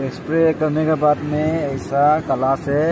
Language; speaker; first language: Hindi; non-native, local second language; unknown